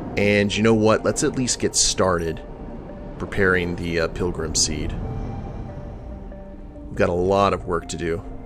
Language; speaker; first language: English; native; English